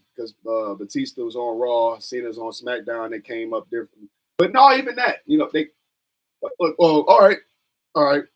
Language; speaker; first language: English; native; English